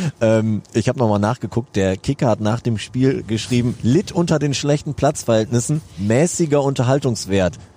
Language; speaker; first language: German; native; German